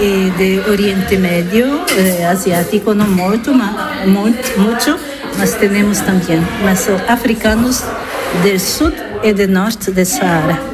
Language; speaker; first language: Spanish; non-native, learner; Italian